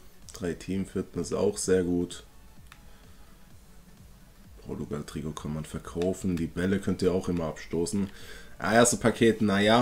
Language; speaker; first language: German; native; German